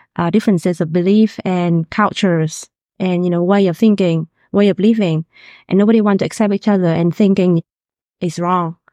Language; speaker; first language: English; non-native, fluent; Vietnamese